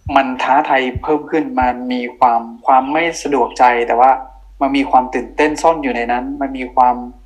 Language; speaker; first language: Thai; non-native, local second language; Akha